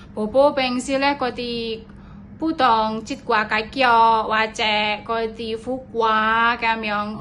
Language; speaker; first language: Cantonese; non-native, learner; Indonesian